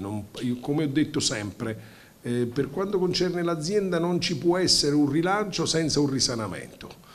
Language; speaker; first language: Italian; native; Italian